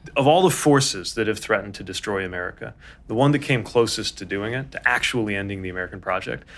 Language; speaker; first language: English; native; English